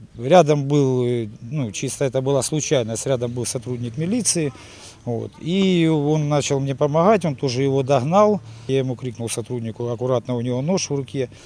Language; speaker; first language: Russian; native; Russian